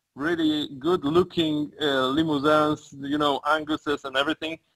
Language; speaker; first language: English; non-native, fluent; Polish